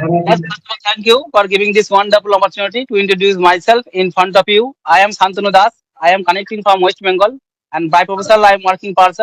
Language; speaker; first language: English; non-native, learner; Bangla